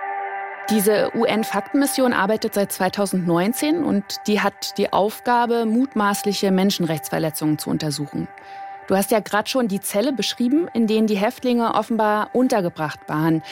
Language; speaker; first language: German; native; German